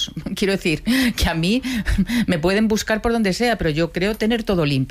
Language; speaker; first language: Spanish; native; Spanish